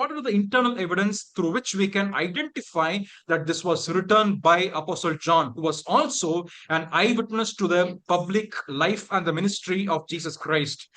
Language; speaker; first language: English; non-native, local second language; Tamil